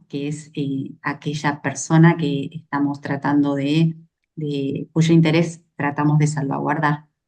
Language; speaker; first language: Spanish; native; Spanish